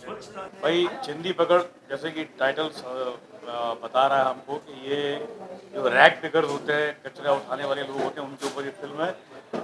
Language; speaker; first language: Hindi; native; Hindi